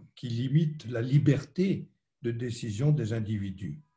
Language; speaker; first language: French; native; French